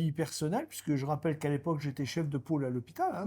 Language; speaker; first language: French; native; French